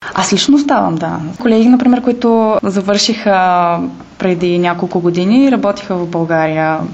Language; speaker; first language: Bulgarian; native; Bulgarian